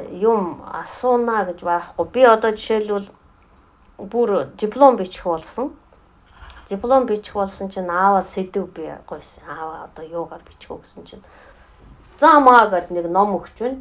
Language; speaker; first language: Mongolian; non-native, fluent; Russian